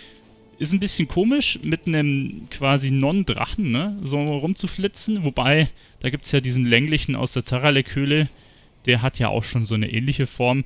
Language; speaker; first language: German; native; German